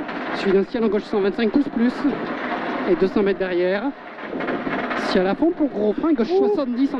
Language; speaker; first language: French; native; French